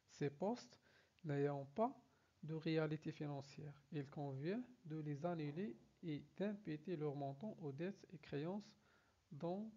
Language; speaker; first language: French; non-native, local second language; Arabic